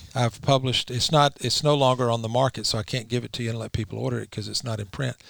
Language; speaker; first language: English; native; English